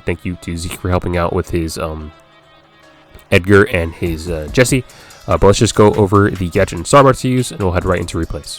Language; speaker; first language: English; native; English